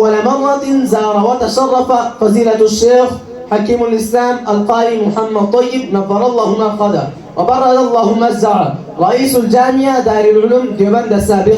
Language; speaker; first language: Arabic; non-native, learner; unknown